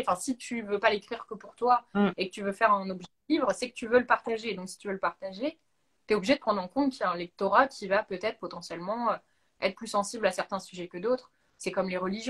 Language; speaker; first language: French; native; French